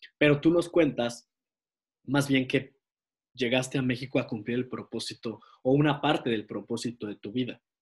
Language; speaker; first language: Spanish; native; Spanish